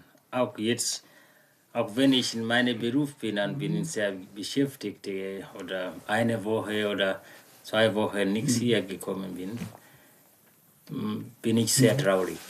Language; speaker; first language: German; non-native, learner; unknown